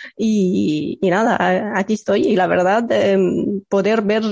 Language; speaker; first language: Spanish; non-native, fluent; Arabic